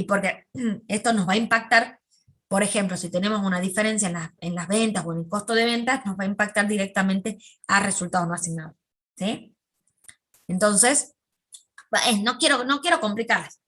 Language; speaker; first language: Spanish; native; Spanish